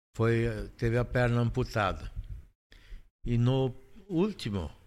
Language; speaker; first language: Portuguese; native; Portuguese